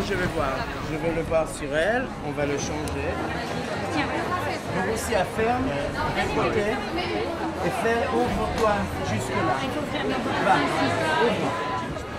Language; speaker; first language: French; non-native, fluent; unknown